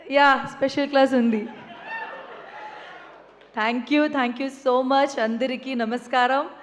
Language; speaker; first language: Telugu; non-native, learner; Malayalam